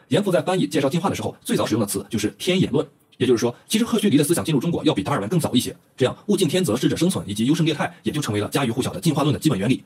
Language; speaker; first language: Chinese; native; Chinese